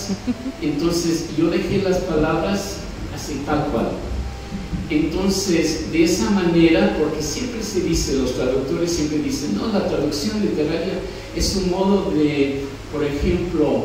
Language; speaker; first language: Spanish; non-native, fluent; English